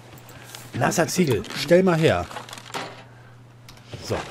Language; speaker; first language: German; native; German